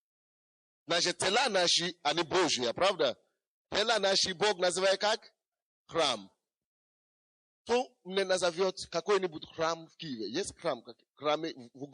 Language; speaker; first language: Russian; non-native, fluent; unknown